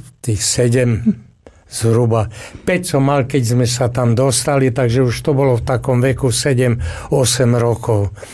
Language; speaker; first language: Slovak; native; Slovak